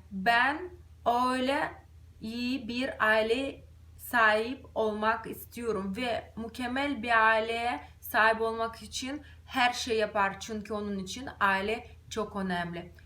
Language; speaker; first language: Turkish; non-native, fluent; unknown